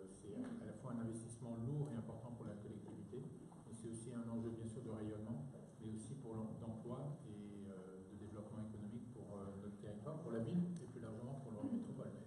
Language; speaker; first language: French; native; French